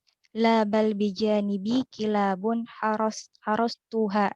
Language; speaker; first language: Arabic; non-native, learner; Indonesian